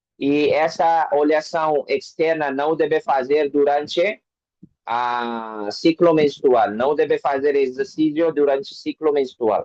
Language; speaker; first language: Portuguese; non-native, learner; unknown